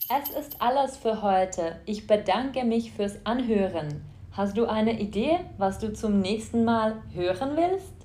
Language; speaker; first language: German; non-native, fluent; Czech